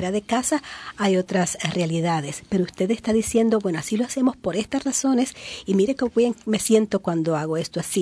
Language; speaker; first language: Spanish; native; Spanish